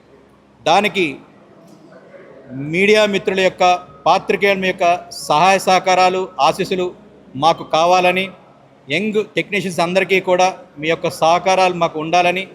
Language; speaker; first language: Telugu; native; Telugu